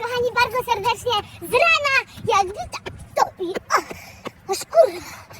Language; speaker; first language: Polish; native; Polish